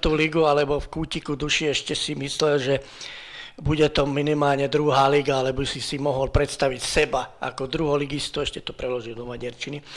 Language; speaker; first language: Slovak; non-native, local second language; Hungarian